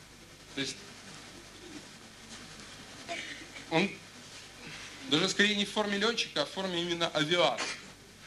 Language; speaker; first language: Russian; native; Russian